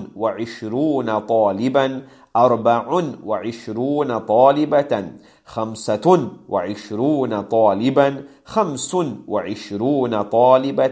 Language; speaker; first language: Arabic; non-native, fluent; English